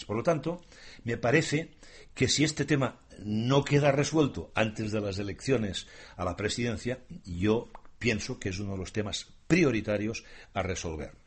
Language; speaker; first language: Spanish; native; Spanish